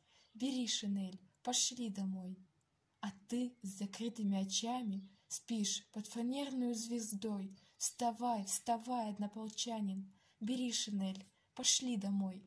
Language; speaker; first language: Russian; native; Russian